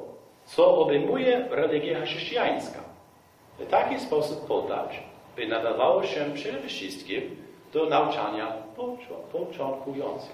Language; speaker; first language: Polish; non-native, fluent; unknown